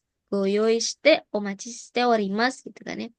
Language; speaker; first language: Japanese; non-native, fluent; Indonesian